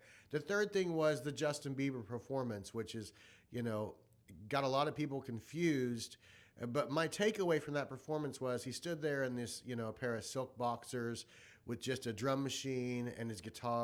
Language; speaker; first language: English; native; English